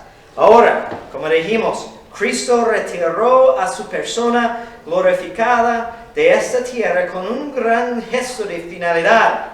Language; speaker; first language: Spanish; non-native, fluent; English